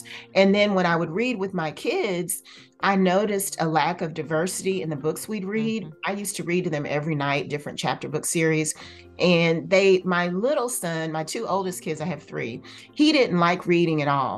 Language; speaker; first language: English; native; English